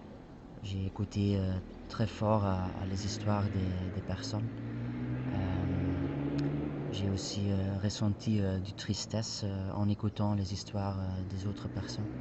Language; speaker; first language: French; non-native, fluent; Spanish